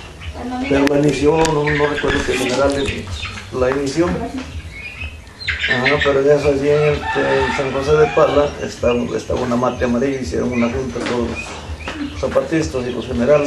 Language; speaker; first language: Spanish; native; Spanish